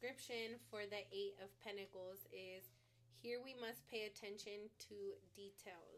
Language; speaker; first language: English; native; English